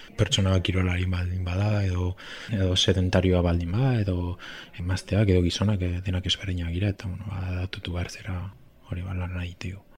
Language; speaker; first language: Basque; non-native, local second language; Spanish